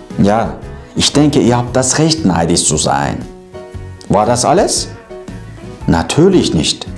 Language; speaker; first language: German; non-native, learner; Turkish